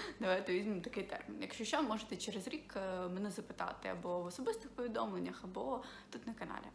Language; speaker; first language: Ukrainian; non-native, local second language; Russian